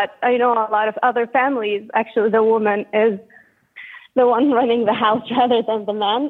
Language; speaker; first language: English; non-native, fluent; Arabic